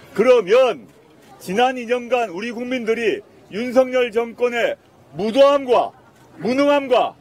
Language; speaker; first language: Korean; native; Korean